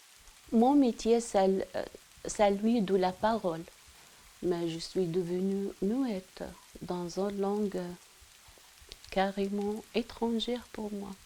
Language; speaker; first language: French; non-native, fluent; Arabic